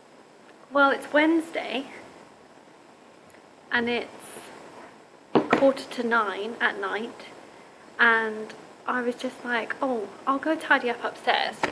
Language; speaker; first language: English; native; English